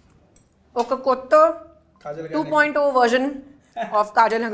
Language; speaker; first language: Telugu; non-native, local second language; Hindi